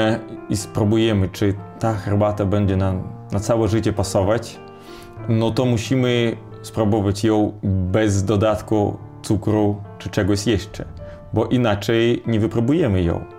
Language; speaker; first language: Polish; non-native, fluent; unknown